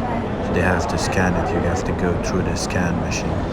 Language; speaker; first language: English; non-native, fluent; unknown